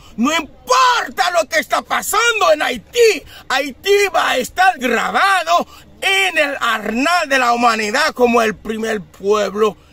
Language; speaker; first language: Spanish; non-native, fluent; Haitian Creole